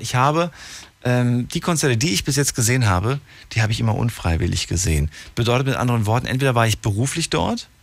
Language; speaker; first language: German; native; German